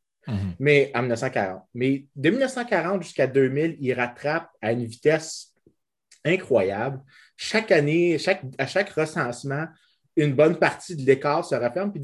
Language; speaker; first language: French; native; French